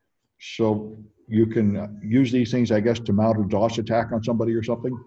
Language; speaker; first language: English; native; English